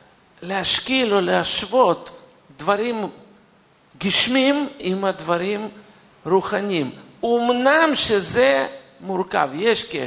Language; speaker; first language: Hebrew; non-native, fluent; Russian